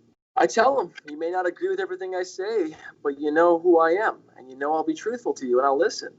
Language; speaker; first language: English; native; English